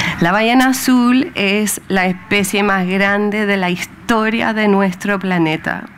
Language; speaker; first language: Spanish; non-native, fluent; English